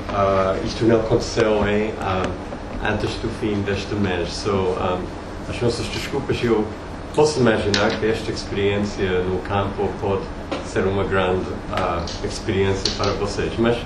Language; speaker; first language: Portuguese; non-native, learner; English